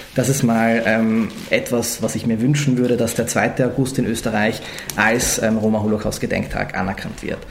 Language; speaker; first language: German; native; German